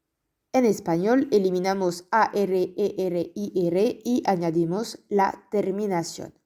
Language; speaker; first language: Spanish; non-native, fluent; French